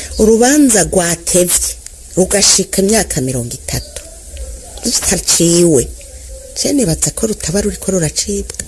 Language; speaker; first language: Rundi; early bilingual, other home language; Kinyarwanda